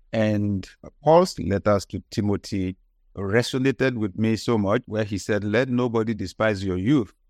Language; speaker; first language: English; non-native, local second language; Yoruba